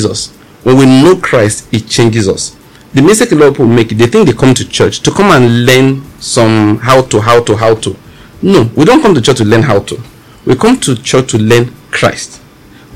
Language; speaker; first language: English; non-native, local second language; Yoruba